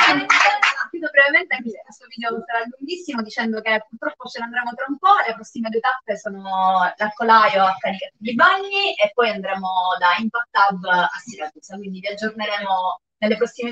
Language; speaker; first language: Italian; native; Italian